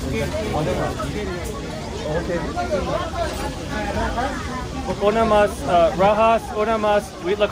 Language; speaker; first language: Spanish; non-native, learner; English